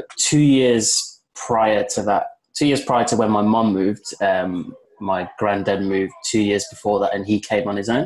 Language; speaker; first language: English; native; English